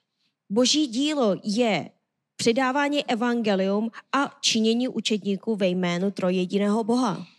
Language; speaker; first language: Czech; non-native, learner; Korean